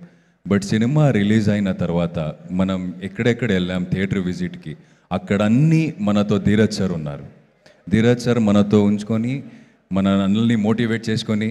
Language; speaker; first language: Telugu; non-native, local second language; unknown